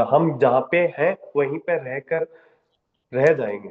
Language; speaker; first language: Hindi; native; Hindi